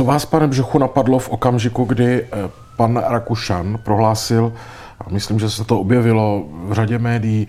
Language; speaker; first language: Czech; native; Czech